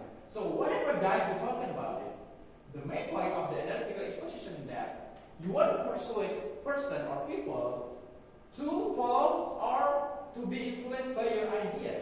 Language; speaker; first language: English; non-native, fluent; Indonesian